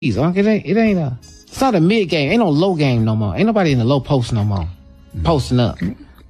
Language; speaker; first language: English; native; English